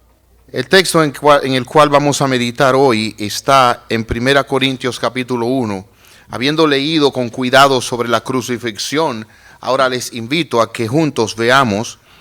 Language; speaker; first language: Spanish; native; Spanish